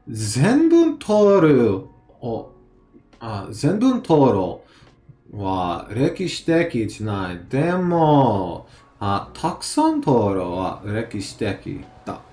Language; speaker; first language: Japanese; non-native, learner; English